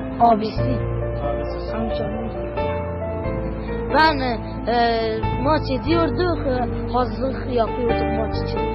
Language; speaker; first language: Turkish; non-native, local second language; Kurdish